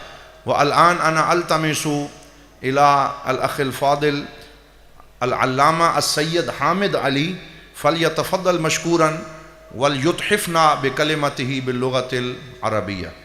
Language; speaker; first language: Arabic; non-native, fluent; Urdu